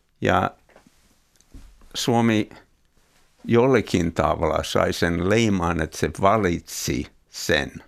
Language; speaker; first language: Finnish; non-native, fluent; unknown